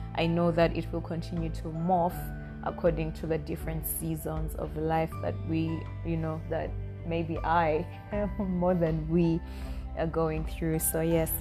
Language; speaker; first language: English; non-native, local second language; Acoli